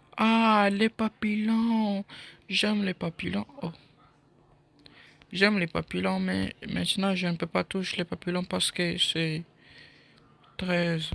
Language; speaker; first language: French; non-native, learner; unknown